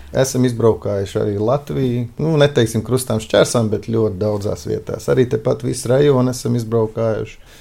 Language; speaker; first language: Latvian; native; Latvian